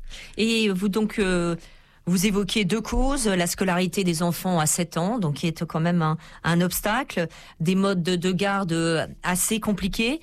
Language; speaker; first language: French; native; French